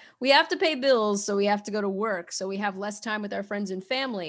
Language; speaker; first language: English; native; English